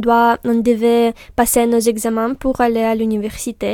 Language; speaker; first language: French; non-native, fluent; Ukrainian